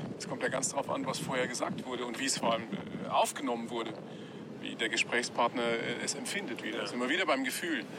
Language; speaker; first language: German; native; German